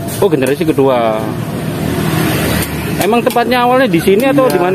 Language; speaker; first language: Indonesian; native; Indonesian